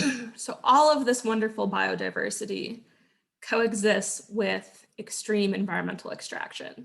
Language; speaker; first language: English; native; English